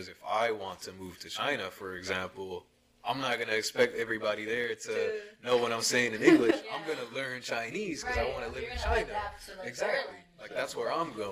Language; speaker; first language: English; early bilingual, other home language; Spanish